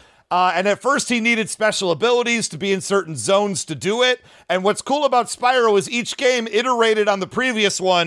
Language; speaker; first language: English; native; English